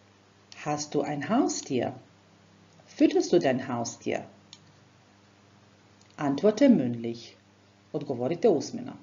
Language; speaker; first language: German; non-native, fluent; Croatian